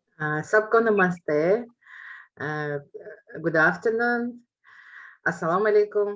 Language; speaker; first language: Hindi; non-native, fluent; Uzbek